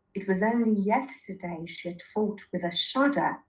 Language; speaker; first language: English; non-native, fluent; Persian